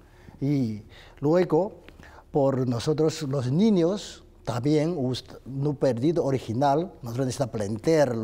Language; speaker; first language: Spanish; non-native, learner; Chinese